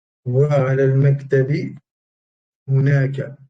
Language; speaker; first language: Arabic; non-native, learner; French